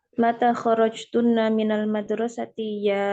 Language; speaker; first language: Arabic; non-native, learner; Indonesian